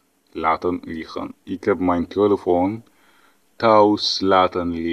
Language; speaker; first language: Dutch; non-native, fluent; Tigrinya